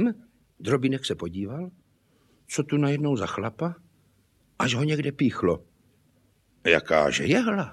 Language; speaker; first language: Czech; native; Czech